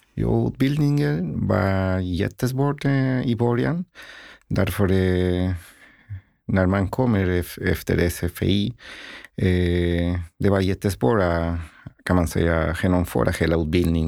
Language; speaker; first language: Swedish; non-native, learner; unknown